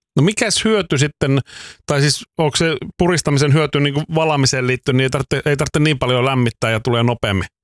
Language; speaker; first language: Finnish; native; Finnish